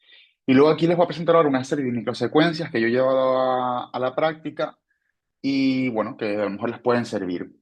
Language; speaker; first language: Spanish; native; Spanish